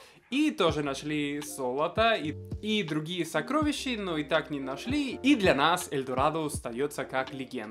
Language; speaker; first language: Russian; non-native, fluent; Spanish